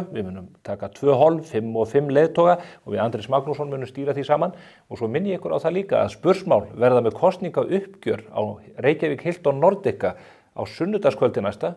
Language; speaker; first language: Icelandic; native; Icelandic